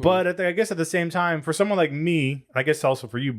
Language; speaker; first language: English; native; English